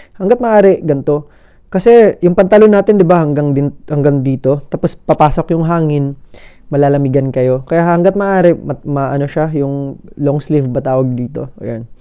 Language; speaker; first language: Filipino; native; Filipino